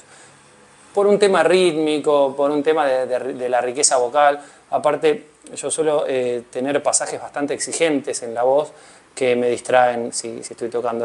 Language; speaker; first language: Spanish; native; Spanish